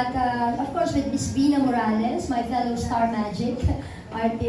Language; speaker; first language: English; non-native, local second language; Filipino